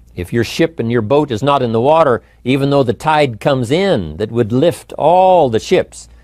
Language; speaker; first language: English; native; English